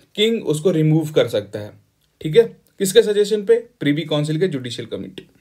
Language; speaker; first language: Hindi; native; Hindi